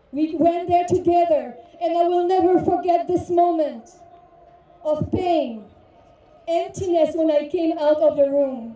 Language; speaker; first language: English; native; English